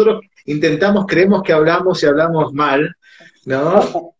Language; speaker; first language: Spanish; native; Spanish